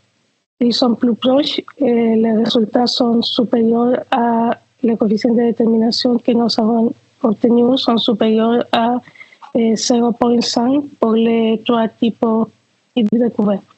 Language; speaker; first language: French; non-native, fluent; Spanish